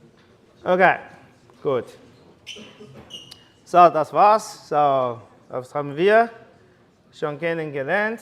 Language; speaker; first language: German; non-native, learner; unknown